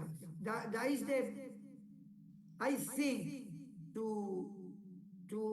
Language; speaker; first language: English; non-native, learner; Spanish